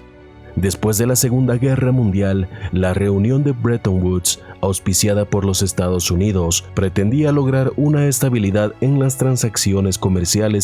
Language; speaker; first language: Spanish; native; Spanish